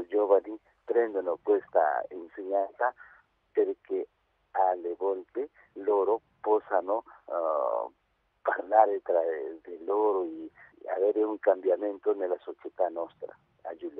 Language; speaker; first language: Italian; non-native, fluent; Spanish